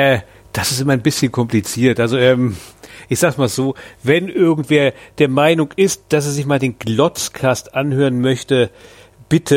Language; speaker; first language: German; native; German